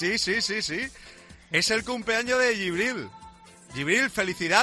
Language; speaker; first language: Spanish; native; Spanish